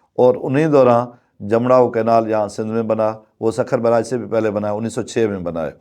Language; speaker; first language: Urdu; non-native, local second language; Sindhi